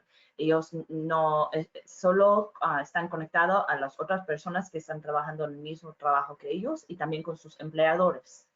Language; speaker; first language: Spanish; non-native, fluent; English